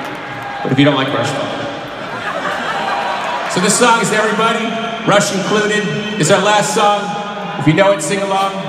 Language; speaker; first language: English; native; English